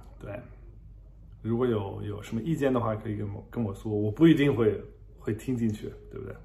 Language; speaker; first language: Chinese; non-native, fluent; German